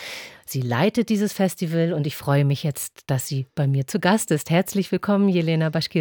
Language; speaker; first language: German; native; German